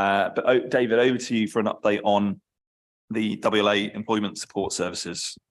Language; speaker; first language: English; native; English